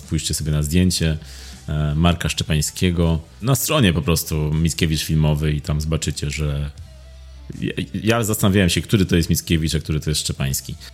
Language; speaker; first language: Polish; native; Polish